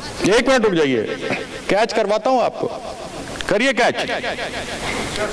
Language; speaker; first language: Hindi; native; Hindi